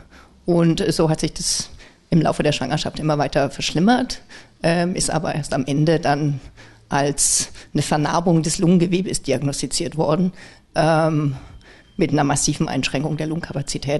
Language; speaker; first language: German; native; German